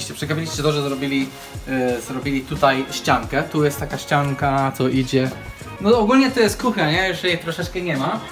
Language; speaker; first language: Polish; early bilingual, heritage; Polish